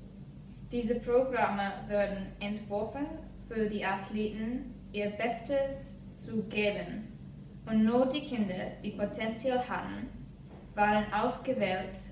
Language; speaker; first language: German; non-native, learner; English